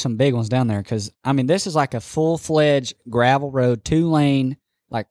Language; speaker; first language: English; native; English